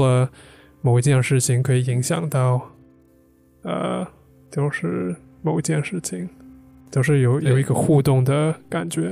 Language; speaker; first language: Chinese; non-native, fluent; English